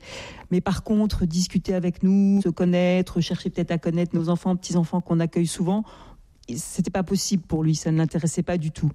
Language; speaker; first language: French; native; French